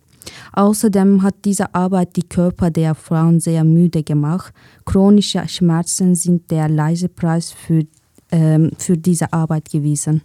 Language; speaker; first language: German; non-native, fluent; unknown